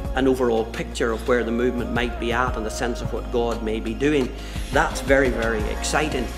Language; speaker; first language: English; native; English